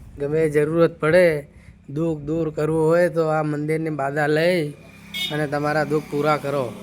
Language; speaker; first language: Gujarati; non-native, local second language; Bhili